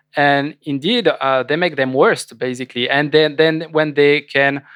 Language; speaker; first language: English; non-native, fluent; French